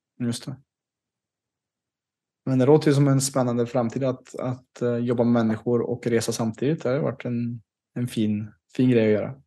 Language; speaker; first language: Swedish; native; Swedish